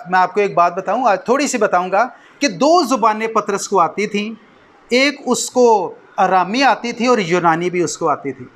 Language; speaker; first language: Urdu; non-native, local second language; Punjabi